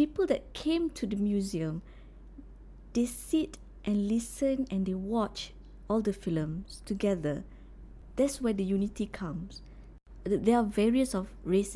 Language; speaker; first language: English; non-native, local second language; Malay